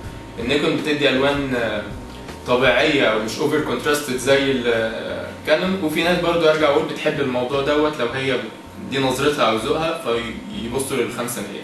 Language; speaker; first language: Arabic; native; Arabic